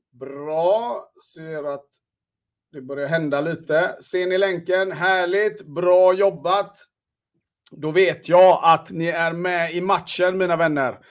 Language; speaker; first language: Swedish; native; Swedish